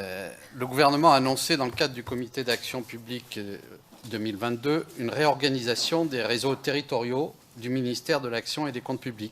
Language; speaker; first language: French; native; French